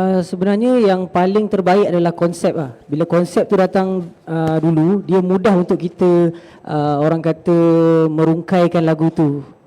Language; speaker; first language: Malay; native; Malay